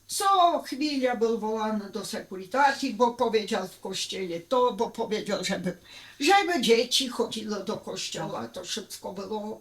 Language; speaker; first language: Polish; early bilingual, heritage; Polish